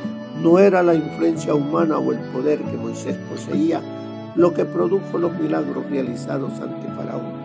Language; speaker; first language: Spanish; native; Spanish